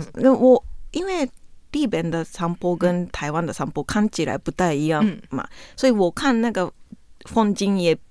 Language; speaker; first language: Chinese; non-native, fluent; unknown